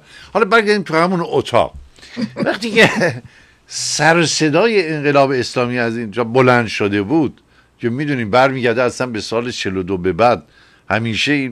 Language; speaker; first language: Persian; native; Persian